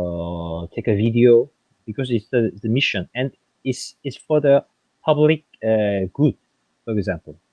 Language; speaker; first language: English; non-native, fluent; French